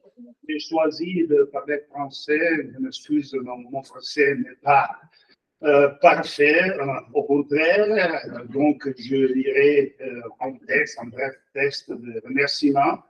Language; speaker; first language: French; non-native, fluent; Italian